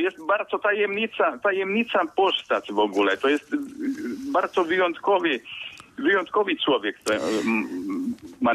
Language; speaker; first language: Polish; non-native, fluent; Finnish